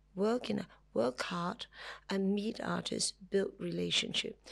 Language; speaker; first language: English; non-native, local second language; Cantonese